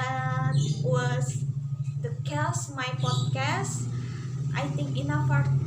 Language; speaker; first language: English; non-native, learner; Indonesian